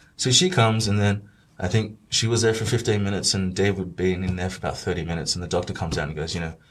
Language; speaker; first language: English; native; English